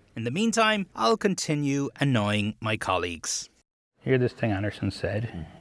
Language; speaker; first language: English; native; English